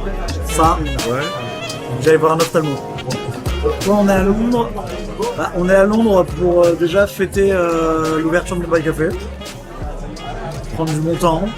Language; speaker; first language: French; native; French